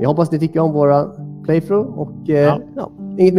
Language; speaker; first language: Swedish; native; Swedish